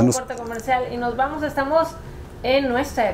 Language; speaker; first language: Spanish; native; Spanish